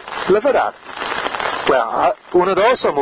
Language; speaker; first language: Spanish; non-native, learner; English